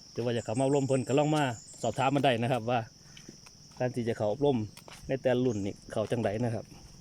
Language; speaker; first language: Thai; native; Thai